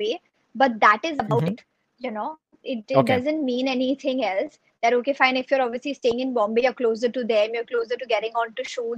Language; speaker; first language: English; non-native, local second language; Hindi